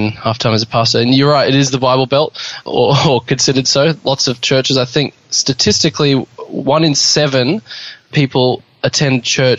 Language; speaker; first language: English; native; English